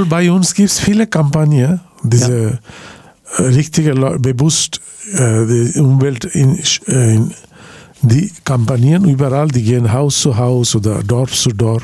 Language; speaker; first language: German; non-native, learner; Bangla